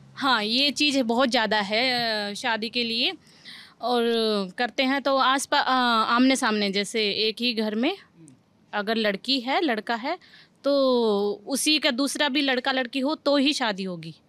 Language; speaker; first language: Hindi; native; Hindi